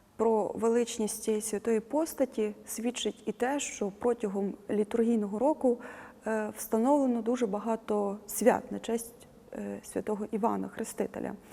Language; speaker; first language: Ukrainian; native; Ukrainian